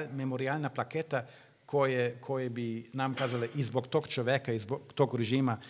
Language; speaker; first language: Croatian; non-native, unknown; German